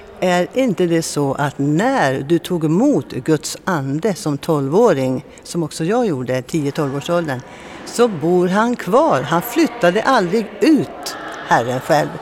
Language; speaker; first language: Swedish; native; Swedish